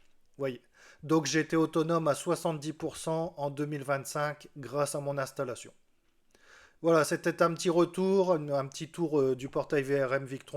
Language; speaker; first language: French; native; French